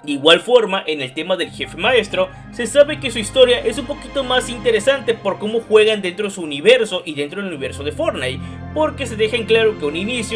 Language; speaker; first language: Spanish; native; Spanish